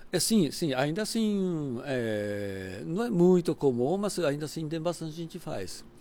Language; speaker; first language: Portuguese; non-native, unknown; Japanese